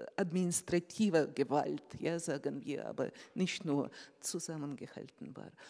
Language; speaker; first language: German; non-native, fluent; Russian